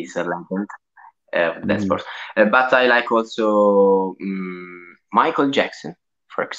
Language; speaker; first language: English; non-native, learner; Italian